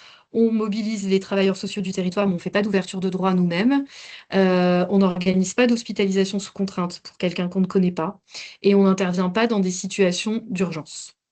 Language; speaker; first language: French; native; French